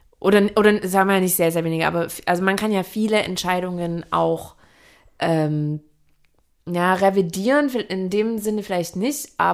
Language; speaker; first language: German; native; German